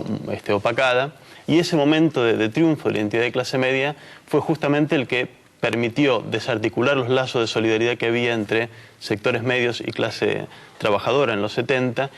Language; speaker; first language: Spanish; native; Spanish